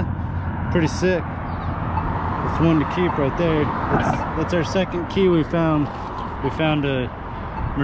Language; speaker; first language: English; native; English